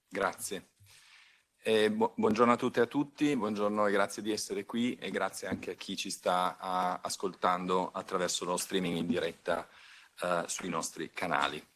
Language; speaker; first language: Italian; native; Italian